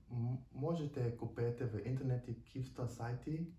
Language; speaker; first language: Ukrainian; non-native, learner; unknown